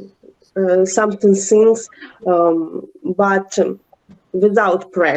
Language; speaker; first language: English; non-native, learner; Ukrainian